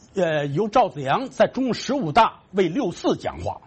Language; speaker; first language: Chinese; native; Chinese